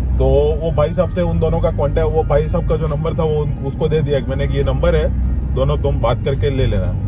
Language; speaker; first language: Hindi; non-native, local second language; Rajasthani